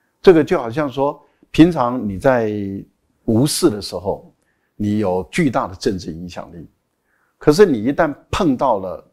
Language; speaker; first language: Chinese; native; Chinese